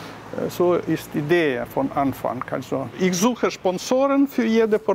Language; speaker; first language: German; non-native, learner; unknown